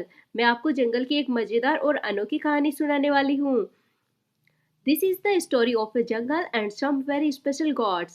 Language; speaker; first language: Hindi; native; Hindi